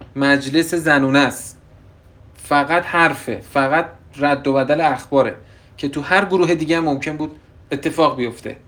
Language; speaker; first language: Persian; native; Persian